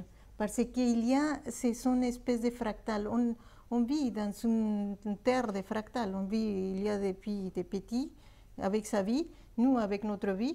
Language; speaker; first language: French; non-native, fluent; Spanish